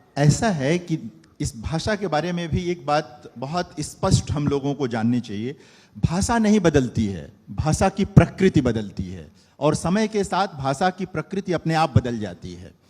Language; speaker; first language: Hindi; native; Hindi